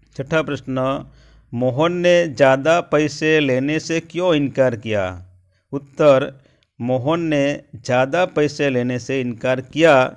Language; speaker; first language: Hindi; non-native, local second language; Gujarati